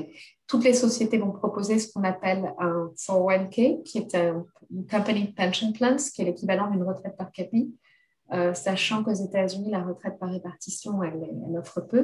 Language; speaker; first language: French; native; French